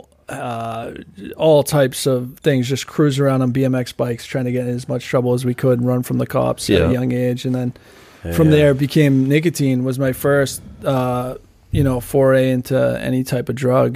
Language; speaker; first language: English; native; English